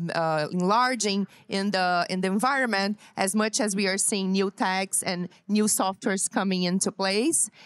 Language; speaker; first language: English; non-native, fluent; Portuguese